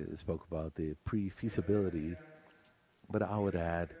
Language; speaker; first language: English; non-native, fluent; Spanish